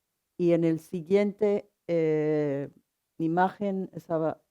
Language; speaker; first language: Spanish; non-native, fluent; English